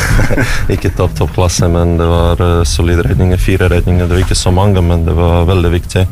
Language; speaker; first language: Norwegian; non-native, learner; Russian